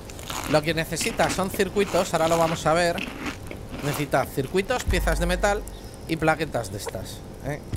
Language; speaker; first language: Spanish; native; Spanish